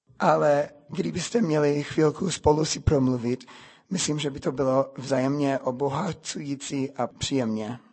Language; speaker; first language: Czech; non-native, fluent; English